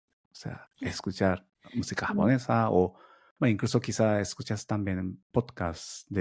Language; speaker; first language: Spanish; non-native, fluent; Japanese